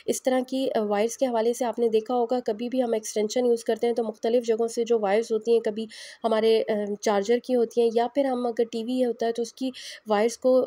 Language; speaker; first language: Hindi; native; Hindi